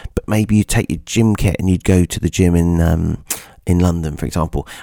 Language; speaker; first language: English; native; English